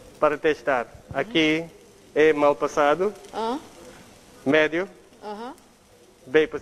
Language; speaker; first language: Portuguese; non-native, learner; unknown